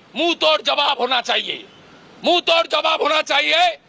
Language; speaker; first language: Hindi; non-native, local second language; Bangla